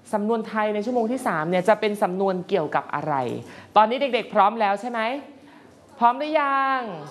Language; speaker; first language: Thai; native; Thai